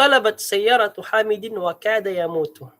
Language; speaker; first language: Arabic; non-native, fluent; Filipino